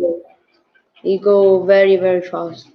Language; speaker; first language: English; non-native, learner; Italian